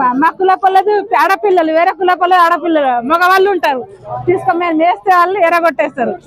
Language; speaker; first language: Telugu; non-native, local second language; Lambadi